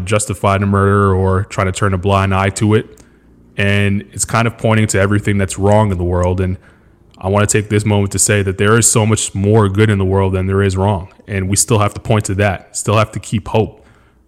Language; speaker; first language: English; native; English